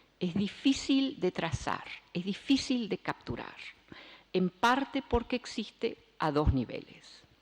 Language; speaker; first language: Spanish; early bilingual, other home language; Dutch